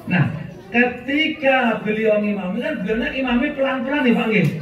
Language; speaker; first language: Indonesian; non-native, local second language; Javanese